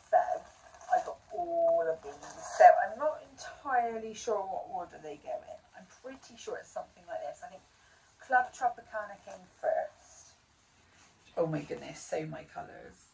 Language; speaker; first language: English; native; English